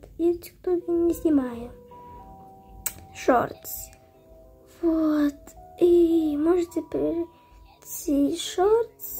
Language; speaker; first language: Russian; early bilingual, heritage; Russian